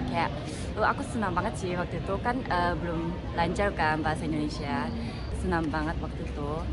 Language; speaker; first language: Indonesian; non-native, fluent; Japanese